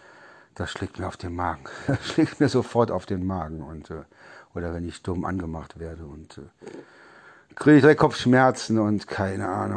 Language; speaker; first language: German; native; German